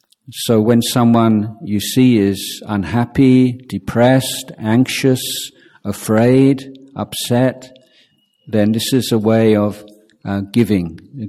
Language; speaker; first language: English; native; English